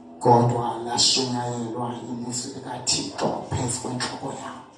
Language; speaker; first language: Zulu; non-native, local second language; Xhosa